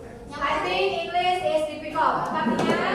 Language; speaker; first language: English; non-native, fluent; Indonesian